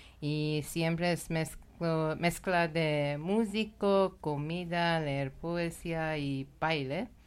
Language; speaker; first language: Spanish; non-native, learner; Persian